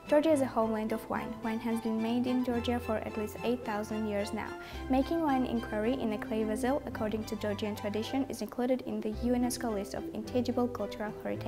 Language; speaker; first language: English; non-native, learner; Georgian